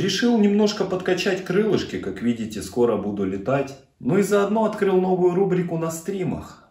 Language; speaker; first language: Russian; native; Russian